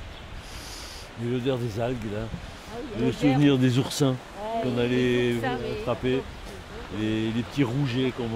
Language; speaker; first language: French; native; French